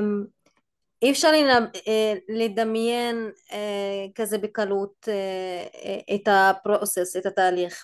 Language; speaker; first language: Hebrew; non-native, local second language; Arabic